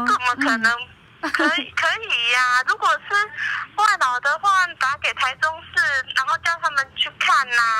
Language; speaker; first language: Chinese; native; Chinese